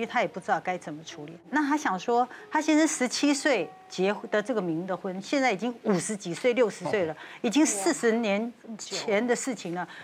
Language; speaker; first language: Chinese; native; Chinese